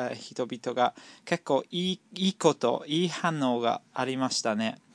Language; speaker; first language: Japanese; non-native, fluent; English